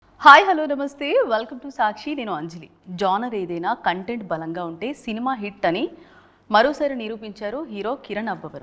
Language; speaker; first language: Telugu; native; Telugu